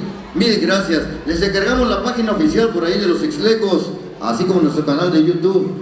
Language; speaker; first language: Spanish; native; Spanish